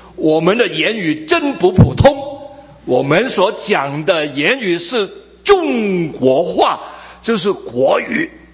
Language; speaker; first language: Chinese; early bilingual, heritage; Cantonese